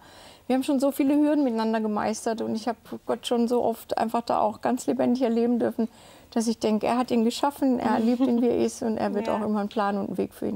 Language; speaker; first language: German; native; German